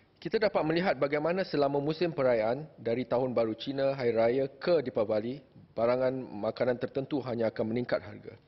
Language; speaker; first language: Malay; native; Malay